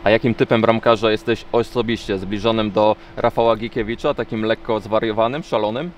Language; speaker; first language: Polish; native; Polish